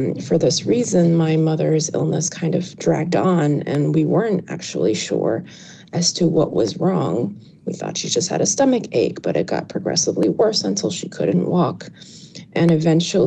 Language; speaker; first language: English; early bilingual, other home language; Chinese